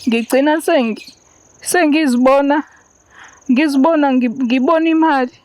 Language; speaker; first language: Zulu; native; Zulu